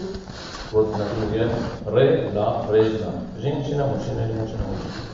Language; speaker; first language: Russian; non-native, learner; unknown